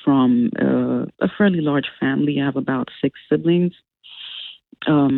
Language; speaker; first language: English; non-native, local second language; Akan